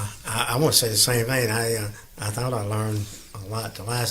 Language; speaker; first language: English; native; English